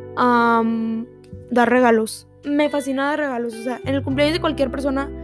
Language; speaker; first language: Spanish; early bilingual, heritage; Spanish